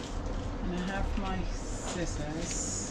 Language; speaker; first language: English; native; English